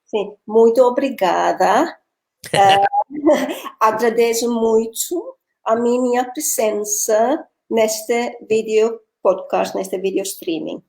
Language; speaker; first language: Portuguese; non-native, learner; English